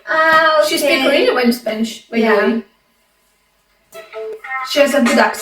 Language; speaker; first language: English; non-native, fluent; Arabic